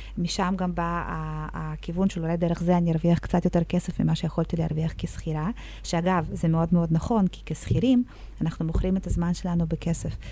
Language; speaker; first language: Hebrew; early bilingual, other home language; Russian